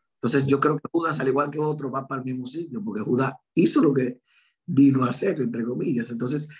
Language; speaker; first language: Spanish; native; Spanish